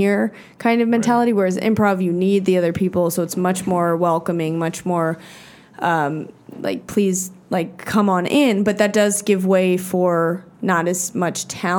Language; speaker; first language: English; native; English